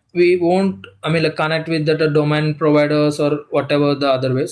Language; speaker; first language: English; non-native, local second language; Telugu